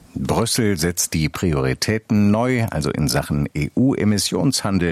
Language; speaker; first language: German; native; German